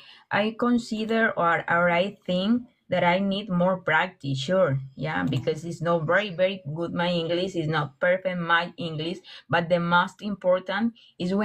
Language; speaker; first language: English; non-native, learner; Spanish